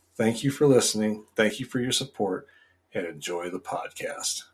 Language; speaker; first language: English; native; English